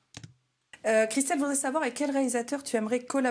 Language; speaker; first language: French; native; French